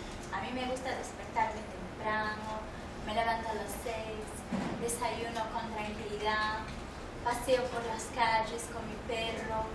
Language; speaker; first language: Spanish; non-native, fluent; Portuguese